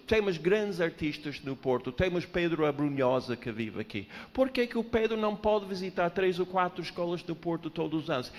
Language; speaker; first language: Portuguese; non-native, fluent; English